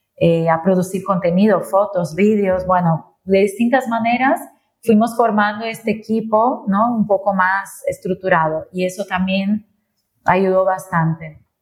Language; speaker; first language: Spanish; non-native, fluent; Portuguese